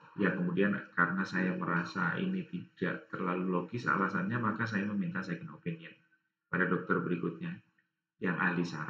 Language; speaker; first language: Indonesian; native; Indonesian